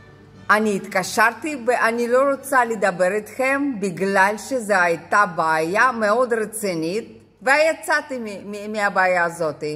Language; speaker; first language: Hebrew; non-native, fluent; Russian